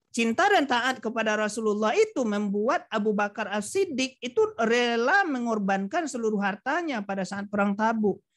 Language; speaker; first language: Indonesian; non-native, local second language; Minangkabau